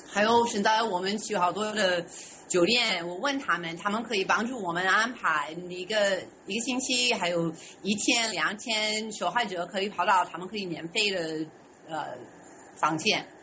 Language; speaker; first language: Chinese; non-native, fluent; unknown